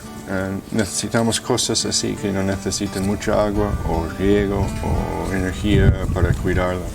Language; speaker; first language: Spanish; non-native, fluent; English